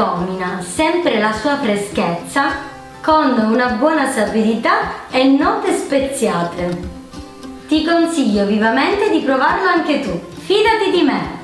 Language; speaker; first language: Italian; native; Italian